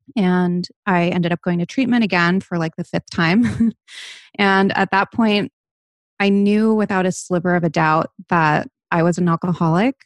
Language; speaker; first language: English; native; English